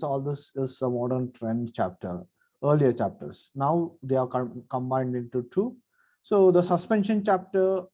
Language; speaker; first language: English; non-native, local second language; Marathi